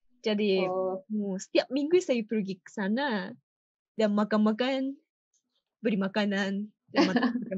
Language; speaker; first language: Indonesian; non-native, learner; Japanese